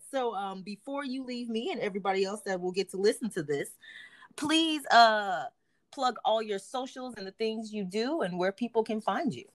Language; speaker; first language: English; native; English